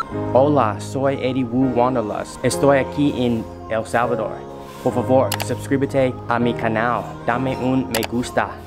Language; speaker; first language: Spanish; non-native, learner; English